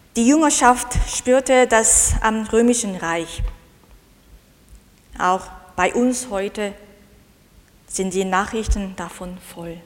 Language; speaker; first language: German; non-native, fluent; Korean